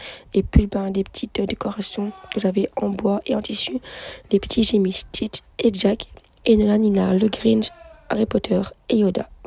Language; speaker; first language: French; native; French